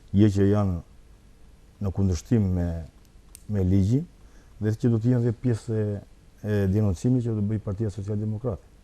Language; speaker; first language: Albanian; native; Albanian